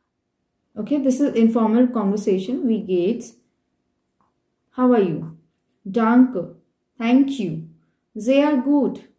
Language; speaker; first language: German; non-native, fluent; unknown